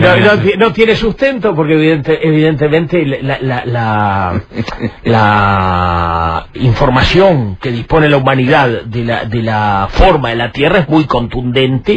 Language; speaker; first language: Spanish; native; Spanish